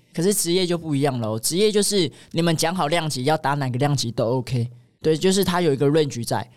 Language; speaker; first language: Chinese; native; Chinese